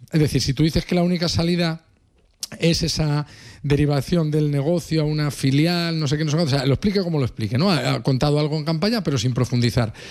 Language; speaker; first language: Spanish; native; Spanish